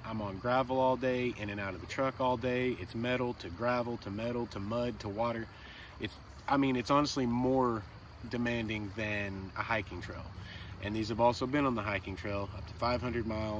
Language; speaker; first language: English; native; English